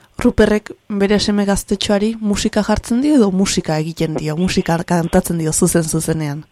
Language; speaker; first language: Basque; native; Basque